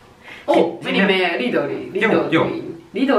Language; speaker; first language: Finnish; non-native, learner; Japanese